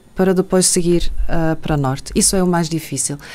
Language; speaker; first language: Portuguese; non-native, fluent; Dutch